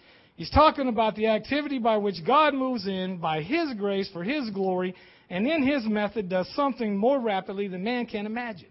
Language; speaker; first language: English; native; English